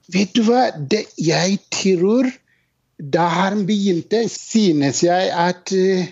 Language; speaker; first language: Norwegian; non-native, fluent; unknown